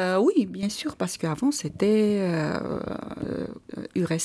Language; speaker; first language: French; non-native, fluent; Armenian